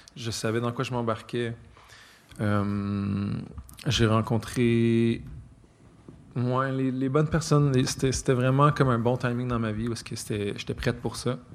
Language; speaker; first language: French; native; French